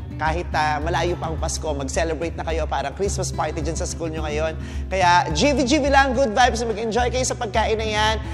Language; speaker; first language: Filipino; native; Filipino